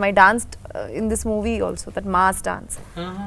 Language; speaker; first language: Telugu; non-native, learner; Bangla